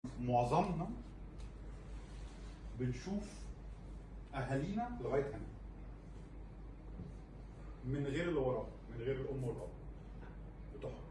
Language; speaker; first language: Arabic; native; Arabic